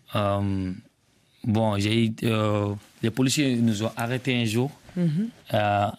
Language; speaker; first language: French; non-native, local second language; Bambara